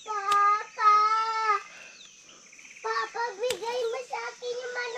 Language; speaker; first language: Filipino; non-native, local second language; Iloko